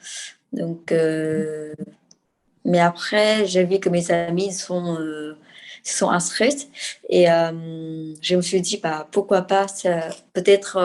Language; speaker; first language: French; non-native, fluent; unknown